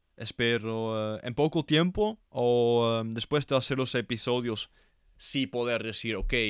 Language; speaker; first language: Spanish; non-native, fluent; Dutch